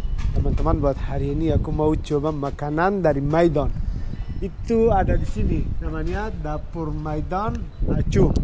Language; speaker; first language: Indonesian; non-native, learner; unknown